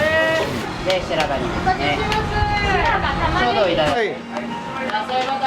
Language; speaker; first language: Japanese; native; Japanese